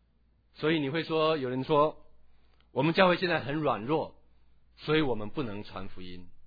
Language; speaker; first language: Chinese; native; Chinese